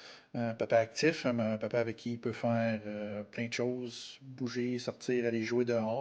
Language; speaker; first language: French; native; French